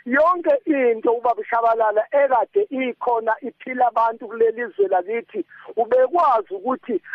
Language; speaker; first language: Zulu; native; Zulu